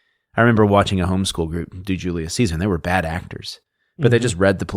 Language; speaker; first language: English; native; English